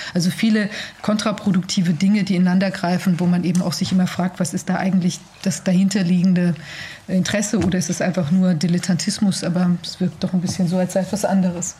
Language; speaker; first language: German; native; German